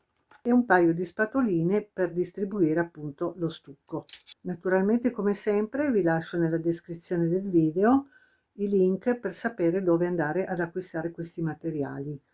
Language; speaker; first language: Italian; native; Italian